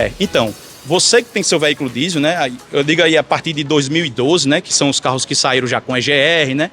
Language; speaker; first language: Portuguese; native; Portuguese